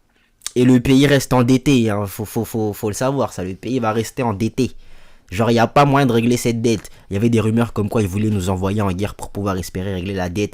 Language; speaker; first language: French; native; French